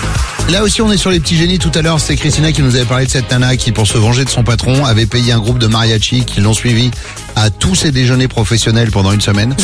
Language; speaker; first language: French; native; French